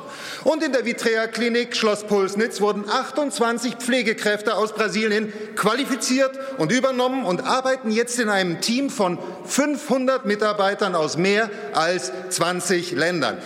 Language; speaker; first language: German; native; German